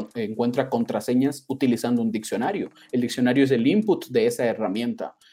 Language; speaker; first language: Spanish; native; Spanish